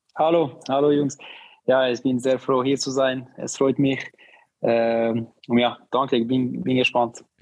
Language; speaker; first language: German; non-native, learner; Albanian